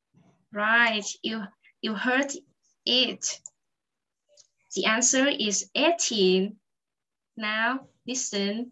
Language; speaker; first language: English; non-native, fluent; Vietnamese